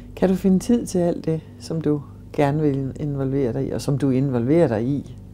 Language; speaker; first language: Danish; native; Danish